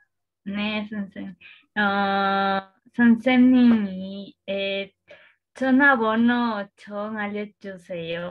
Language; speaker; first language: Korean; non-native, learner; Spanish